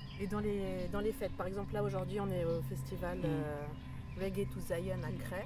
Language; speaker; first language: French; native; French